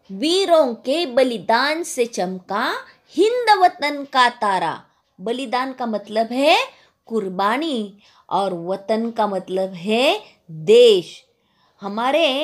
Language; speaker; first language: Hindi; non-native, local second language; Marathi